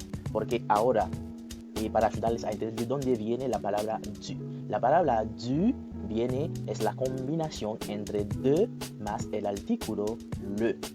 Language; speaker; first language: Spanish; non-native, fluent; French